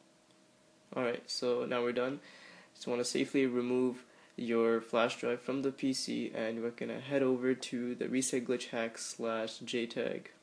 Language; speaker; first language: English; native; English